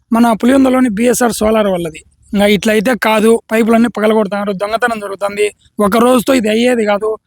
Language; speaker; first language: Telugu; native; Telugu